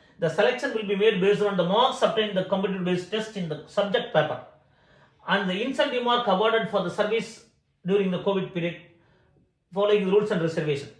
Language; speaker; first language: English; non-native, local second language; Tamil